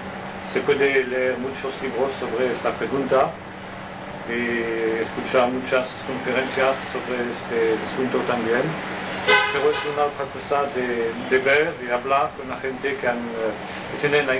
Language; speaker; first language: Spanish; non-native, learner; French